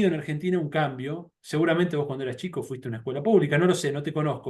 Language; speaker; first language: Spanish; native; Spanish